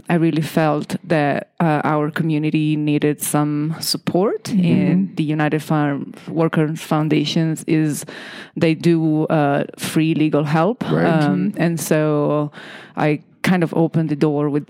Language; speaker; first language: English; non-native, fluent; Italian